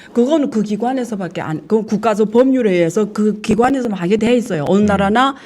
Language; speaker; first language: Korean; non-native, fluent; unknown